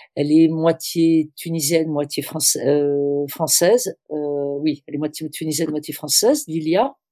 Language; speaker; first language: French; native; French